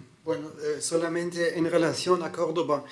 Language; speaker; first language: Spanish; non-native, fluent; German